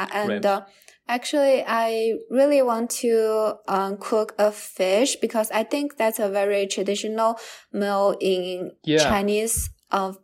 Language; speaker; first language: English; non-native, learner; Chinese